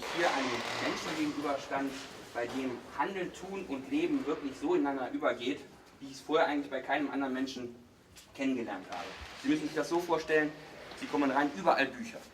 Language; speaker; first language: German; native; German